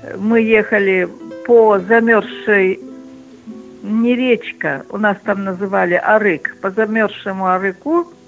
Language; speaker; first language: Russian; native; Russian